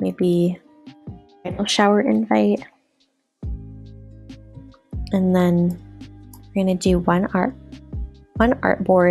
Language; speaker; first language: English; native; English